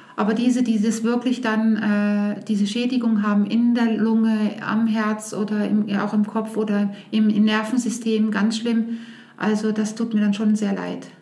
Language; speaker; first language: German; native; German